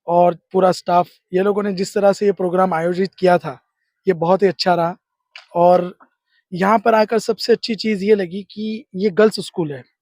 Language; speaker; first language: Hindi; non-native, local second language; Gujarati